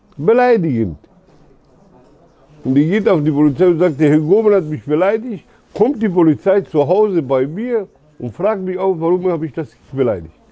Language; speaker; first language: German; early bilingual, other home language; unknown